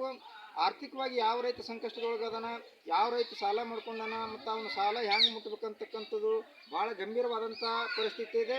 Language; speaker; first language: Kannada; native; Kannada